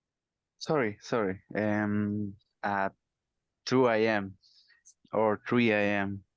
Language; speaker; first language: English; non-native, learner; Spanish